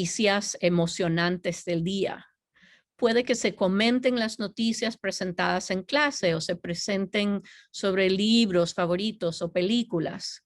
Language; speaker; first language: Spanish; non-native, fluent; English